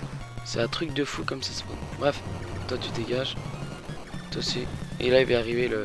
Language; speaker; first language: French; native; French